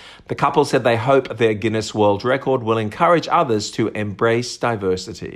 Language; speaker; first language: English; native; English